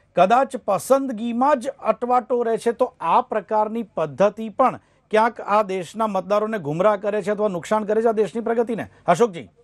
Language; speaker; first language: Gujarati; native; Gujarati